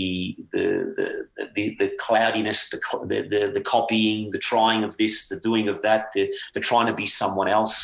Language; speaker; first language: English; native; English